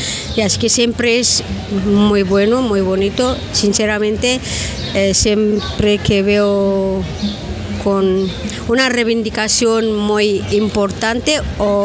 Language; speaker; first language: Spanish; non-native, learner; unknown